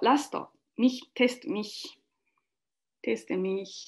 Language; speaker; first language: German; non-native, learner; Japanese